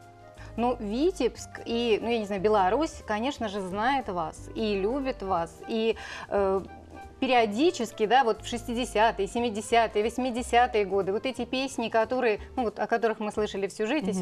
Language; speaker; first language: Russian; native; Russian